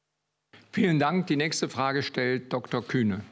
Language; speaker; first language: German; native; German